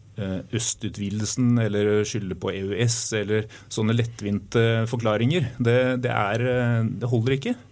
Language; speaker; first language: Norwegian; native; Norwegian